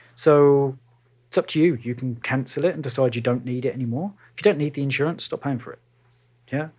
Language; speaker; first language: English; native; English